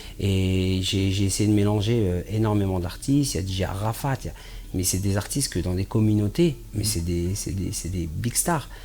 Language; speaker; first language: French; native; French